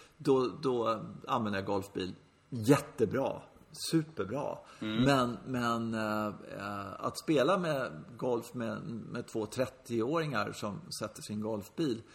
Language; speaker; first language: Swedish; native; Swedish